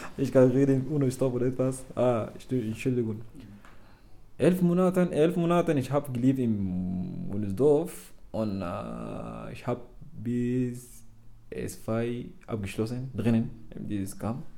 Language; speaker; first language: German; non-native, learner; Arabic